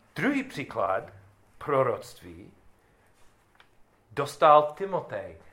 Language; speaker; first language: Czech; non-native, learner; English